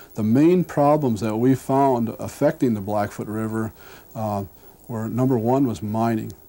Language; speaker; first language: English; native; English